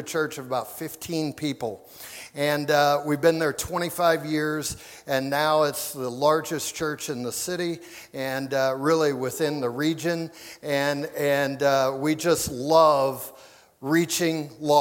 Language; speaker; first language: English; native; English